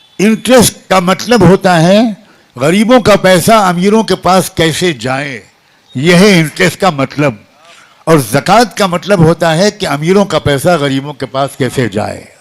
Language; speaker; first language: Urdu; native; Urdu